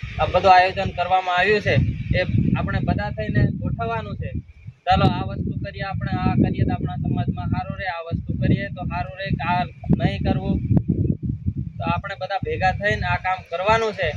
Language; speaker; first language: Gujarati; non-native, local second language; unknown